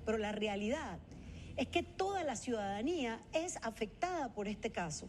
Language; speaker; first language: Spanish; native; Spanish